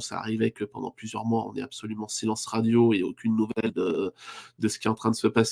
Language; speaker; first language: French; native; French